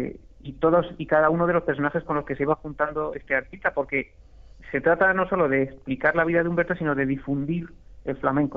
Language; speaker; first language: Spanish; native; Spanish